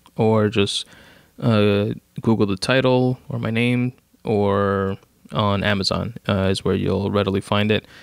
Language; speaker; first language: English; native; English